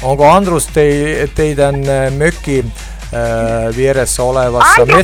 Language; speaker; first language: Finnish; non-native, learner; Estonian